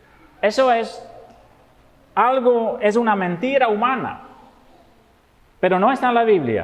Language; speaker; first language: Spanish; non-native, fluent; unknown